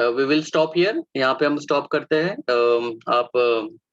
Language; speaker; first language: Hindi; non-native, local second language; Marathi